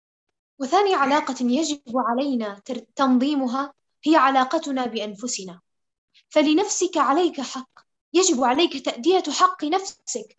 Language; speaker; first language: Arabic; native; Arabic